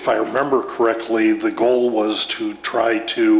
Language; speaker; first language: English; native; English